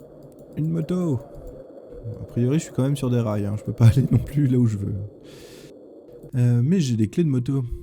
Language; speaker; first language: French; native; French